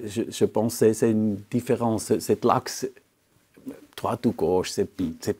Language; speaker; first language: French; non-native, local second language; German